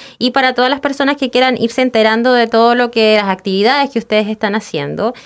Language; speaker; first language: Spanish; native; Spanish